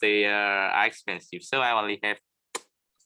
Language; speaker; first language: English; non-native, learner; Vietnamese